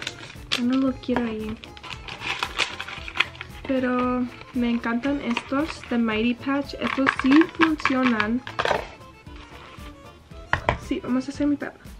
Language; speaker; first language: Spanish; early bilingual, heritage; Spanish